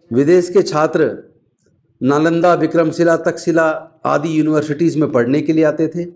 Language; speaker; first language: Hindi; native; Hindi